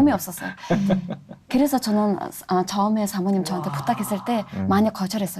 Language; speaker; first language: Korean; non-native, fluent; Mongolian